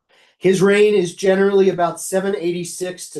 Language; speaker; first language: English; native; English